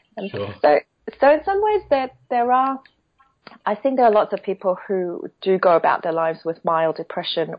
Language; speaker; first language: English; non-native, local second language; Cantonese